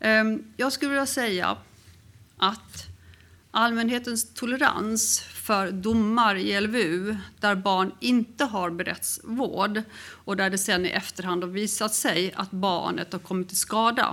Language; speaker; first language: Swedish; native; Swedish